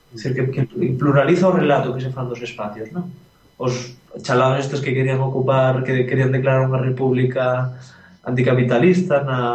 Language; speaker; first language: Galician; non-native, local second language; Spanish